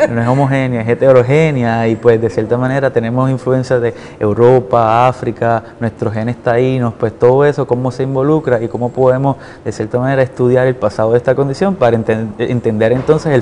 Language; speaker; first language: Spanish; native; Spanish